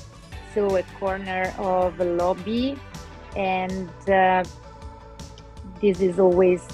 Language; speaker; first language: English; non-native, local second language; Italian